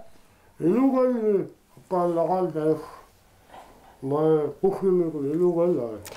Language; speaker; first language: Mongolian; non-native, learner; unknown